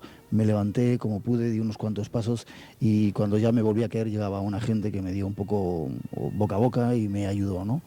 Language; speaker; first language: Spanish; native; Spanish